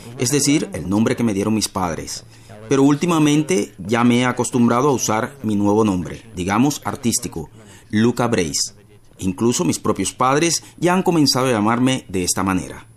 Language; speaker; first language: Spanish; non-native, fluent; Slovak